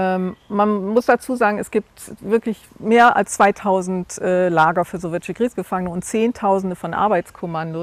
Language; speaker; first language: German; native; German